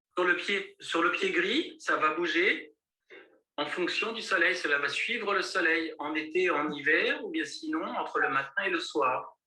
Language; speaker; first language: French; native; French